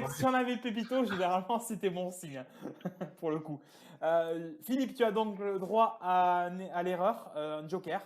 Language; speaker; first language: French; native; French